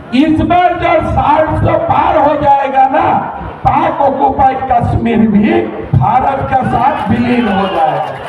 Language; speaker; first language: Hindi; non-native, local second language; Assamese